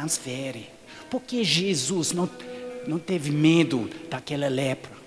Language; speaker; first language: Portuguese; non-native, fluent; English